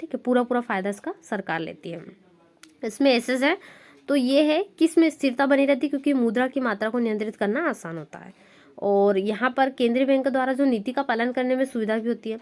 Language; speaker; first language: Hindi; native; Hindi